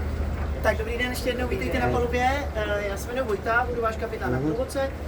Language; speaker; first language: Czech; native; Czech